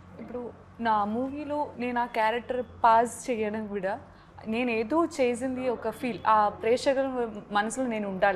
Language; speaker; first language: Telugu; non-native, learner; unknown